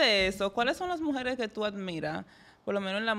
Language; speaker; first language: Spanish; native; Spanish